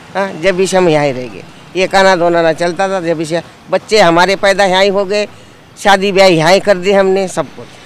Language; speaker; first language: Hindi; non-native, local second language; Marathi